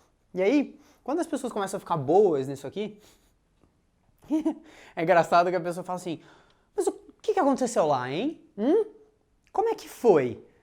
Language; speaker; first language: Portuguese; native; Portuguese